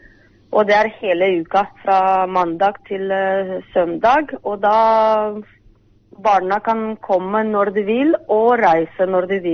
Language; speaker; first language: Norwegian; non-native, fluent; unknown